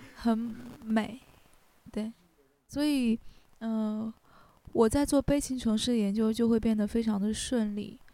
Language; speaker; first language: Chinese; native; Chinese